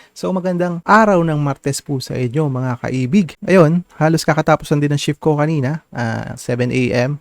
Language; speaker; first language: Filipino; native; Filipino